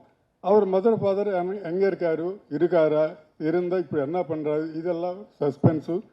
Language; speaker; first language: Tamil; non-native, learner; Telugu